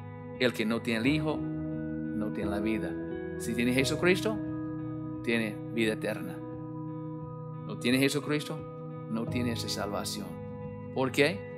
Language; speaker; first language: Spanish; non-native, learner; English